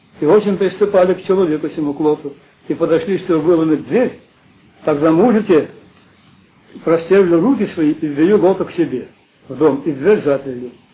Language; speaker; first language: Russian; early bilingual, heritage; Russian